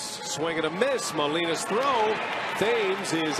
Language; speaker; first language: English; native; English